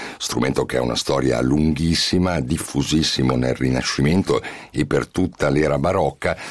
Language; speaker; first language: Italian; native; Italian